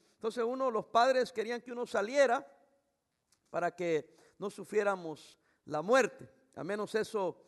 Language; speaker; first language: Spanish; native; Spanish